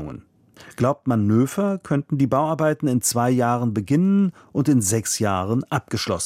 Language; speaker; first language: German; native; German